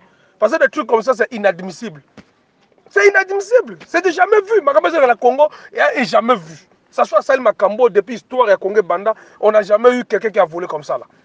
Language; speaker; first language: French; non-native, local second language; Lingala